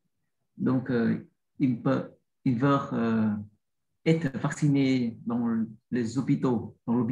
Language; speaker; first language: French; non-native, learner; Vietnamese